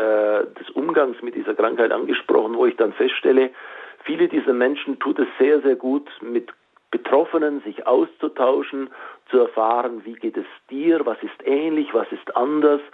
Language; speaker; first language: German; native; German